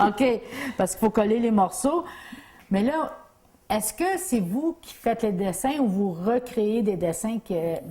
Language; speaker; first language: French; native; French